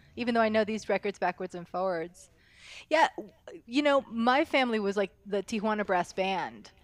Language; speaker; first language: English; early bilingual, other home language; Spanish